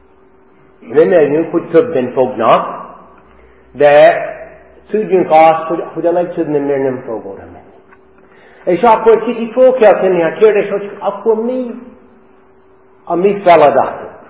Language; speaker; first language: Hungarian; non-native, fluent; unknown